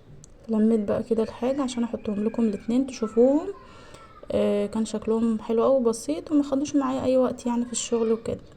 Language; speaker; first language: Arabic; native; Arabic